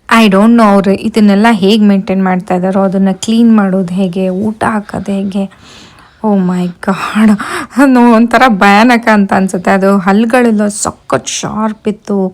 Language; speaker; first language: Kannada; native; Kannada